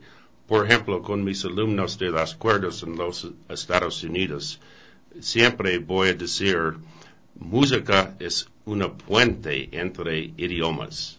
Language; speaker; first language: Spanish; non-native, learner; English